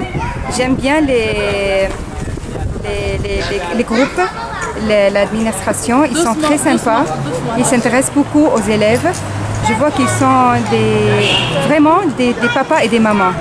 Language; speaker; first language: French; non-native, fluent; Kurdish